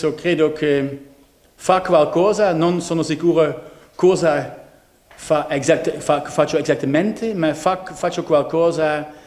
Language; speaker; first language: Italian; non-native, learner; Dutch